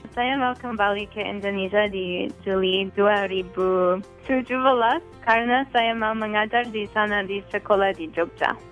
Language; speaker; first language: Indonesian; non-native, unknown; English